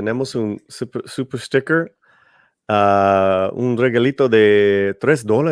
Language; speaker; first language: Spanish; early bilingual, heritage; English